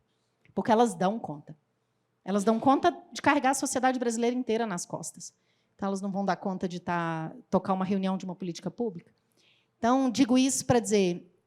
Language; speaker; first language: Portuguese; native; Portuguese